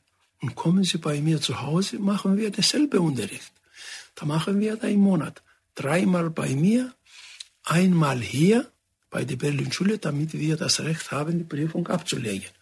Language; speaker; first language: German; non-native, fluent; Greek